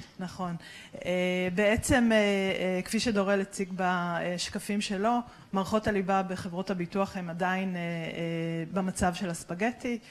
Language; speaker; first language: Hebrew; native; Hebrew